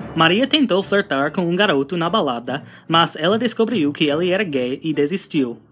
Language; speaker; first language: Portuguese; non-native, fluent; English